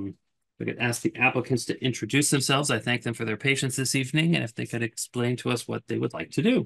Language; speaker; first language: English; native; English